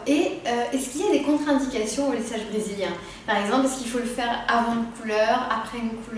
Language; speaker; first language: French; native; French